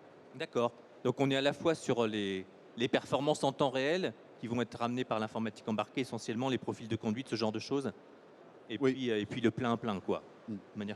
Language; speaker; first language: French; native; French